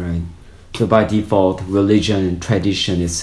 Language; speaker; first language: English; non-native, fluent; Korean